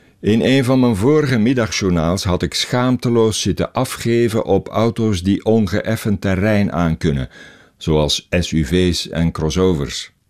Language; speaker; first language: Dutch; native; Dutch